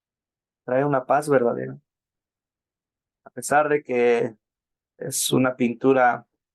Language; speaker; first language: Spanish; native; Spanish